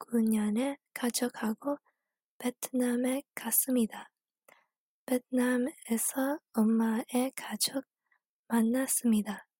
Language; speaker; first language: Korean; non-native, learner; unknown